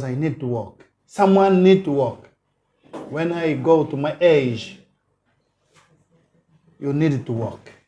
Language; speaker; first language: English; non-native, learner; Portuguese